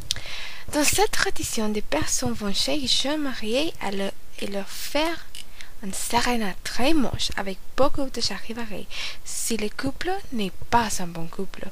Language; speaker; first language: French; non-native, learner; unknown